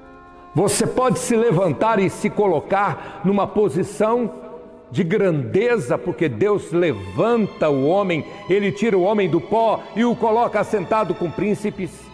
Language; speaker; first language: Portuguese; native; Portuguese